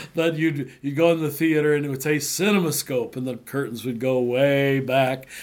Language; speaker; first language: English; native; English